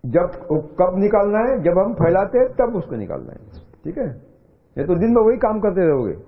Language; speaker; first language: Hindi; non-native, local second language; Marathi